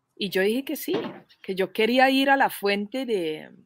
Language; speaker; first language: Spanish; non-native, fluent; Dutch